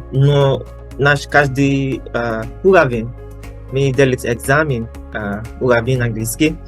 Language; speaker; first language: Russian; non-native, learner; English